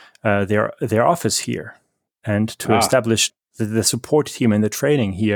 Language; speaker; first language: English; non-native, fluent; German